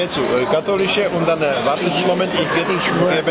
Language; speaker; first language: German; non-native, fluent; Czech